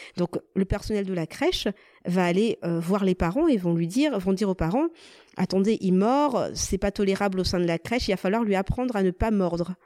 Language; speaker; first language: French; native; French